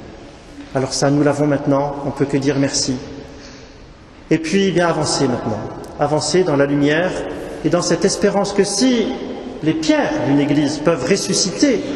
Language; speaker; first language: French; native; French